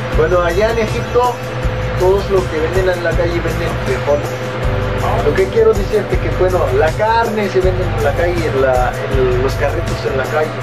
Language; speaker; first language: Spanish; non-native, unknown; Arabic